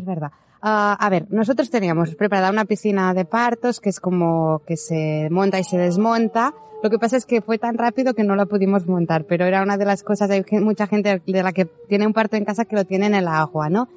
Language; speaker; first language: Spanish; native; Spanish